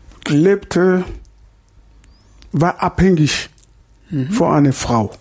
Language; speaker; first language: German; non-native, learner; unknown